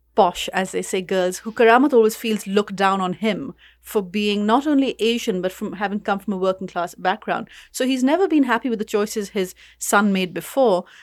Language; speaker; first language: English; non-native, local second language; Urdu